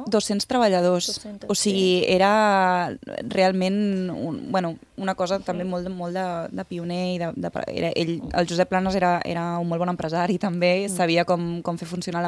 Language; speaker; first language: Catalan; native; Catalan